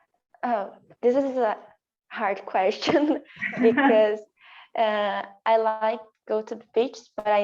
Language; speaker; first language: English; non-native, learner; Portuguese